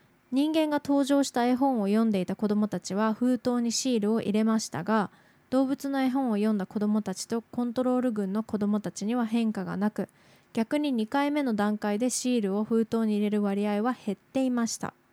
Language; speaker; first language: Japanese; native; Japanese